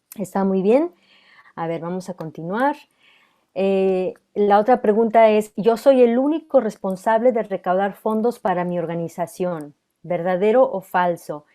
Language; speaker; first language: Spanish; early bilingual, heritage; Spanish